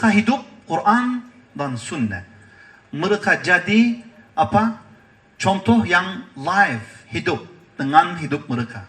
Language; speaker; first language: Indonesian; non-native, learner; Turkish